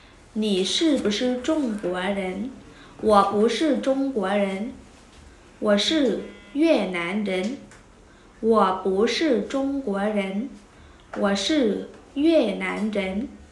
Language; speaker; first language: Chinese; non-native, fluent; Vietnamese